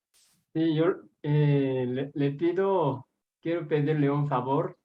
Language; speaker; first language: Spanish; non-native, fluent; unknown